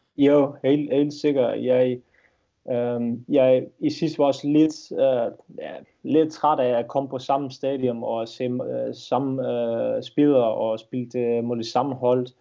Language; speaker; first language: Danish; non-native, fluent; Dutch